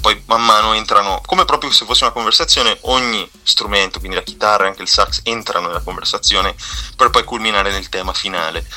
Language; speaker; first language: Italian; native; Italian